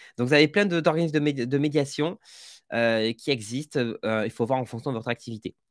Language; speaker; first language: French; native; French